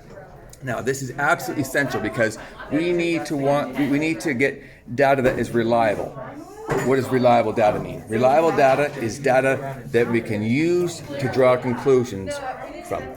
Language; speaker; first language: English; native; English